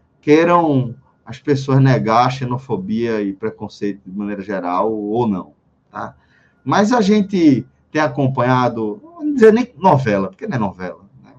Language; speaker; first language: Portuguese; native; Portuguese